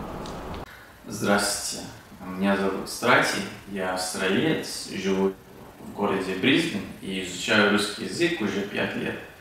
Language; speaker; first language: Russian; non-native, learner; English